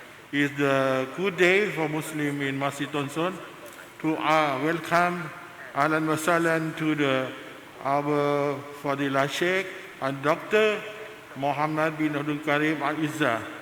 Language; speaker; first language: English; non-native, learner; Thai